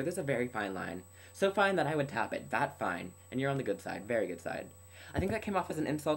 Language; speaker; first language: English; native; English